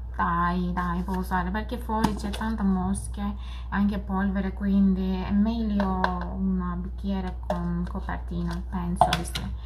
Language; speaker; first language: Italian; non-native, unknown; Turkish